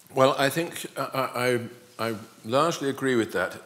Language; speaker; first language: English; native; English